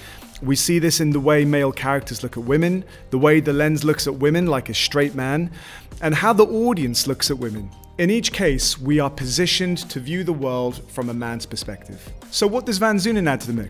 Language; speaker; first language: English; native; English